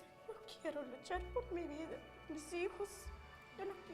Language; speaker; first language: Spanish; non-native, local second language; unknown